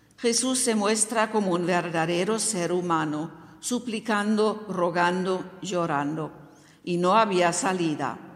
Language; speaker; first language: Spanish; non-native, fluent; German